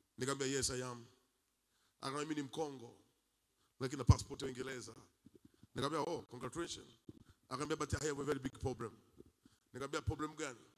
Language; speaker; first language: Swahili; native; Swahili